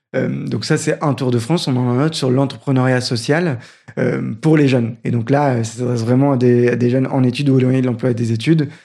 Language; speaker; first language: French; native; French